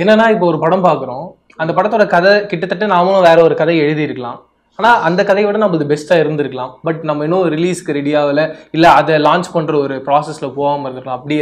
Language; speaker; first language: Tamil; native; Tamil